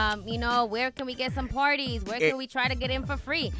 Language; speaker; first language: English; early bilingual, other home language; Spanish